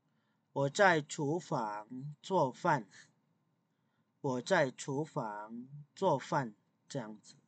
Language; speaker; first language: Chinese; non-native, fluent; Indonesian